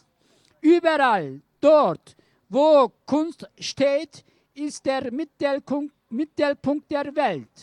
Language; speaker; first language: German; non-native, learner; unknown